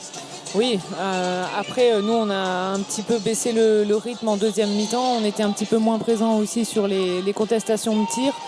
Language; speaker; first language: French; native; French